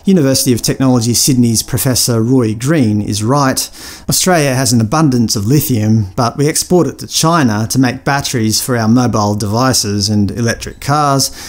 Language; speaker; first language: English; native; English